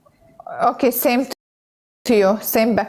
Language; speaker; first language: English; non-native, learner; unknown